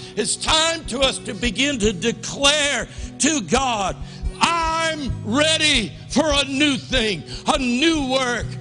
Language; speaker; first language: English; native; English